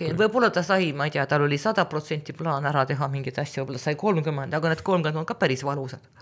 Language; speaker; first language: Estonian; non-native, local second language; Russian